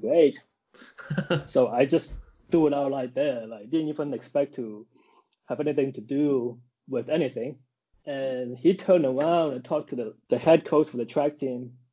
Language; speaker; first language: English; non-native, local second language; Cantonese